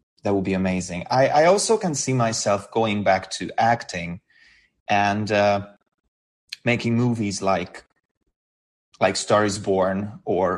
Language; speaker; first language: English; non-native, fluent; Hungarian